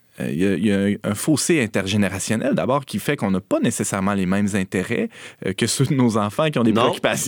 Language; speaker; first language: French; native; French